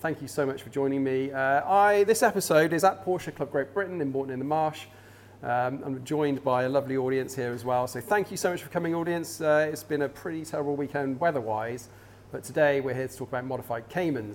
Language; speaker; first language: English; native; English